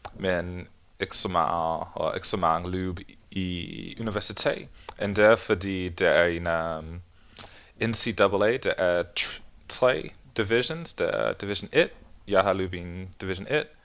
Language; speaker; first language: Danish; non-native, learner; English